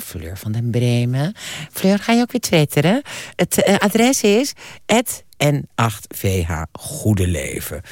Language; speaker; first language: Dutch; native; Dutch